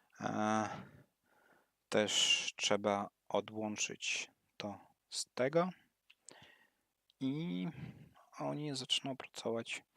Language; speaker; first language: Polish; non-native, learner; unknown